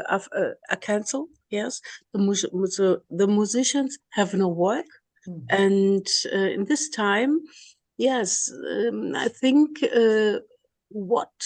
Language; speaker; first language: English; non-native, learner; German